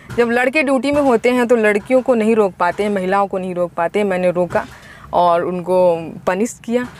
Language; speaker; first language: Hindi; native; Hindi